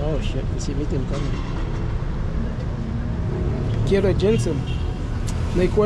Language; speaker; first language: Spanish; non-native, learner; Haitian Creole